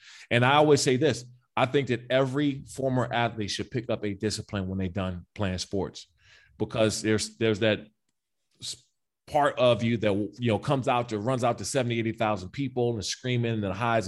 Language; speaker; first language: English; native; English